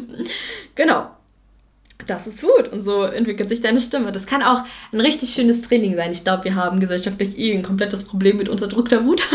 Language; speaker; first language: German; native; German